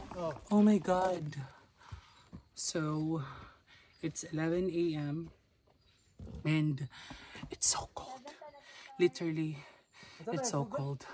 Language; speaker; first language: English; non-native, local second language; Cebuano